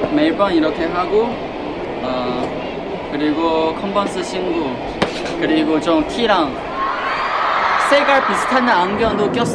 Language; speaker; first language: Korean; non-native, fluent; Chinese